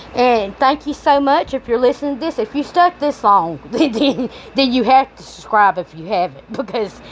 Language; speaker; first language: English; native; English